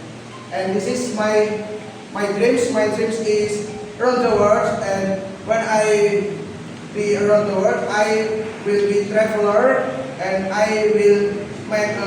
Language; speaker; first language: English; non-native, learner; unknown